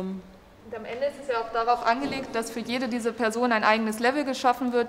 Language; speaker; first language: German; native; German